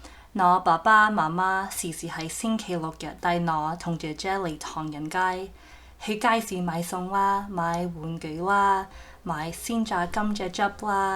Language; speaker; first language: Cantonese; early bilingual, heritage; Cantonese